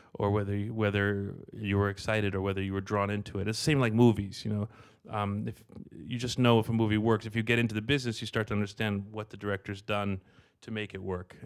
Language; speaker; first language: English; native; English